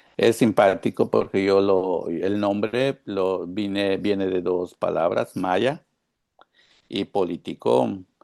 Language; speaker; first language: Spanish; non-native, local second language; Yucateco